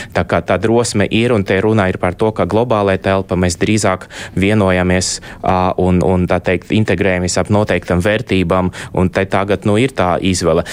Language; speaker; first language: Latvian; non-native, local second language; Russian